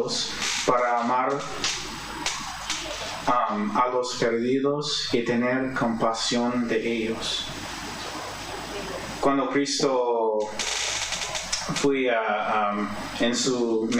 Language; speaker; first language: Spanish; non-native, fluent; English